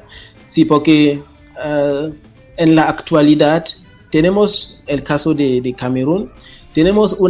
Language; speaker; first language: Spanish; non-native, fluent; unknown